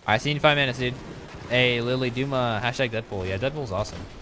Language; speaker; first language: English; native; English